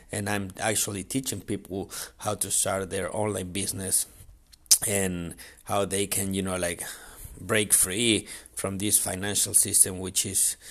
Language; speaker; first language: English; non-native, fluent; Spanish